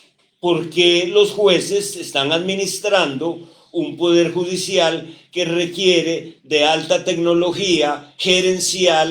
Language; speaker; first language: Spanish; native; Spanish